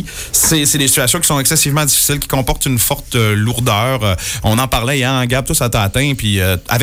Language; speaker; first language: French; native; French